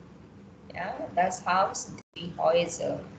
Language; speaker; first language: German; non-native, fluent; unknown